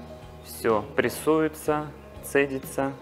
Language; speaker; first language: Russian; native; Russian